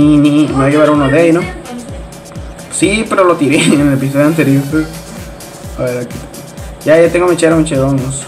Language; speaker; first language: Spanish; native; Spanish